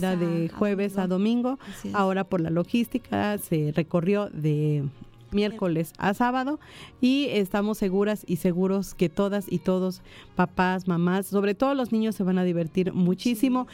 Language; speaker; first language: Spanish; native; Spanish